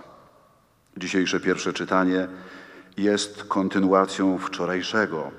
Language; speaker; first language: Polish; native; Polish